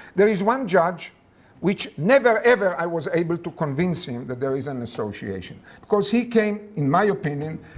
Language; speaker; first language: English; non-native, fluent; Hebrew